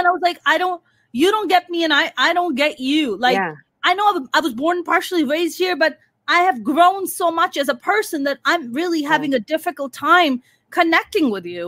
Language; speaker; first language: English; non-native, local second language; Urdu